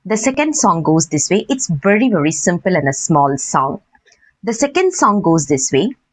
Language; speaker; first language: English; non-native, local second language; Tamil